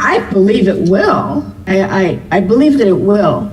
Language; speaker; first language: English; native; English